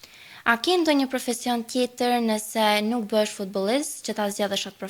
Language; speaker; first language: Albanian; native; Albanian